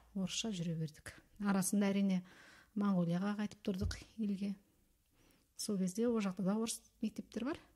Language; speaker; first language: Kazakh; early bilingual, heritage; Kazakh